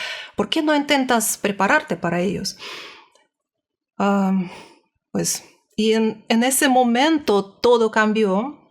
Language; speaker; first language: Spanish; non-native, learner; Russian